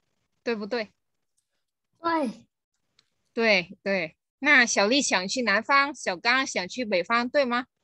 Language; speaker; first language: Chinese; non-native, fluent; Vietnamese